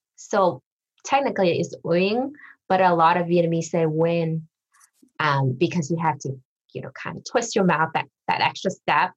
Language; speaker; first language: English; early bilingual, other home language; Vietnamese